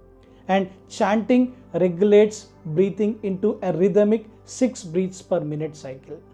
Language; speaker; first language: English; non-native, local second language; Telugu